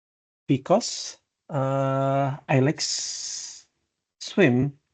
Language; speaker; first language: English; non-native, learner; Indonesian